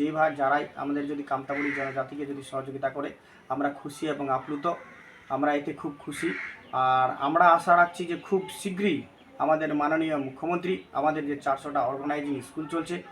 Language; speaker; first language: Bangla; non-native, local second language; Rangpuri